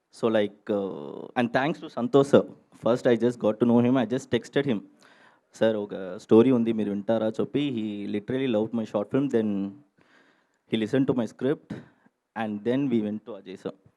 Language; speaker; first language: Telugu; early bilingual, heritage; Telugu